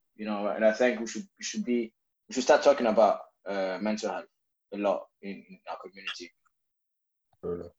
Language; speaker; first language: English; non-native, fluent; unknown